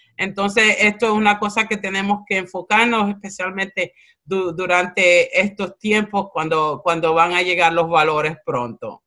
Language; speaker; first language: Spanish; early bilingual, other home language; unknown